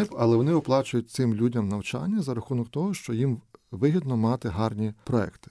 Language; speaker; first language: Ukrainian; native; Ukrainian